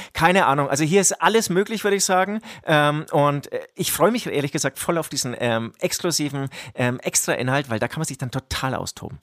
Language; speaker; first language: German; native; German